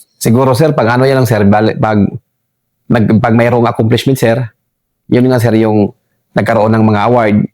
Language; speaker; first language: Filipino; non-native, local second language; Cebuano